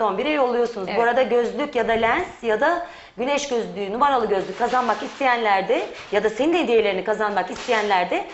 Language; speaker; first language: Turkish; native; Turkish